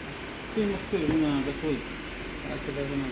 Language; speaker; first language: Arabic; non-native, learner; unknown